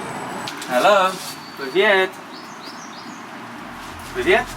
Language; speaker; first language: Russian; non-native, learner; English